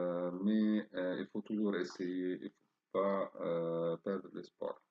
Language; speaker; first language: French; non-native, fluent; Arabic